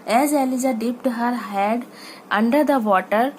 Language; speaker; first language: English; non-native, local second language; Hindi